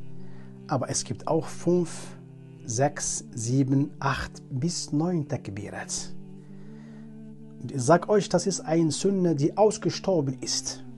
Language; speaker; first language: German; non-native, learner; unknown